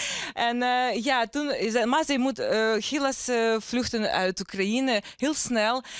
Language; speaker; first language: Dutch; non-native, learner; Ukrainian